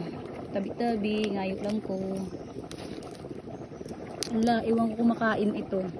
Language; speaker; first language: Filipino; non-native, local second language; Cebuano